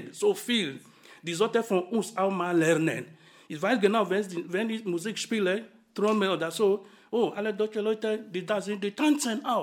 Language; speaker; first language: German; non-native, fluent; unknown